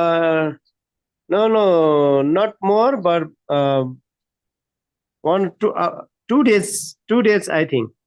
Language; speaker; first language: English; non-native, learner; Nepali